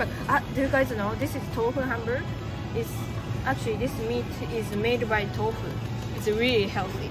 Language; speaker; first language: English; non-native, learner; Japanese